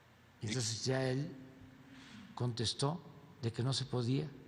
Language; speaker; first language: Spanish; native; Spanish